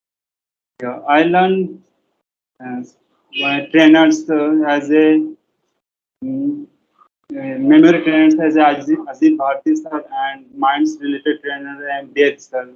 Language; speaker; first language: English; non-native, learner; Hindi